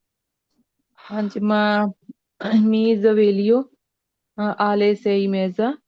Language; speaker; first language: Italian; non-native, learner; Punjabi